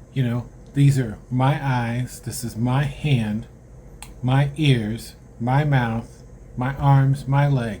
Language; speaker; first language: English; native; English